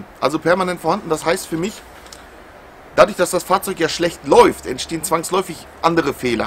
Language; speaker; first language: German; native; German